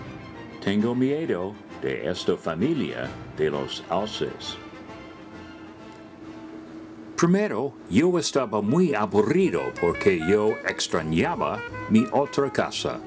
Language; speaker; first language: Spanish; non-native, learner; English